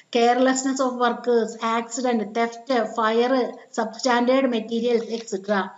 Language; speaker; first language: English; non-native, local second language; Malayalam